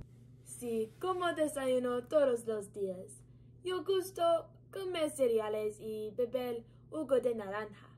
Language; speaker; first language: Spanish; non-native, learner; English